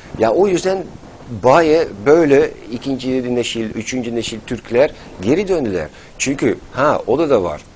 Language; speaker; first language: Turkish; non-native, fluent; Dutch